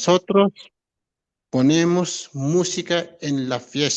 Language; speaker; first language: Spanish; non-native, learner; Filipino